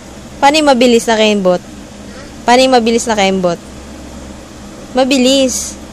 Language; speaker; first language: Filipino; native; Filipino